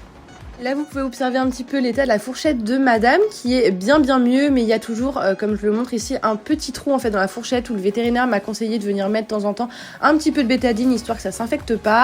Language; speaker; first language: French; native; French